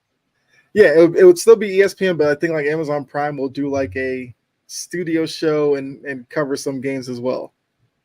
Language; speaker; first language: English; native; English